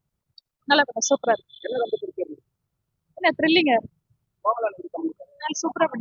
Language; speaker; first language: Tamil; native; Tamil